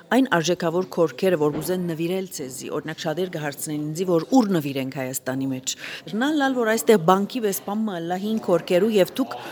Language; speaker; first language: Armenian; early bilingual, heritage; Armenian